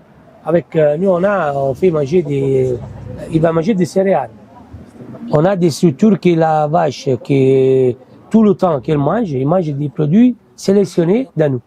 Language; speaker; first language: French; non-native, fluent; Italian